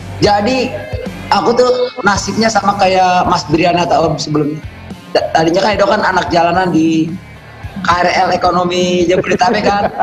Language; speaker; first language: Indonesian; native; Indonesian